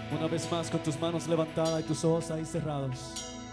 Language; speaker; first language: Spanish; native; Spanish